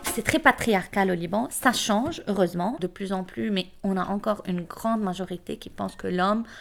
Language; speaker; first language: French; non-native, local second language; Arabic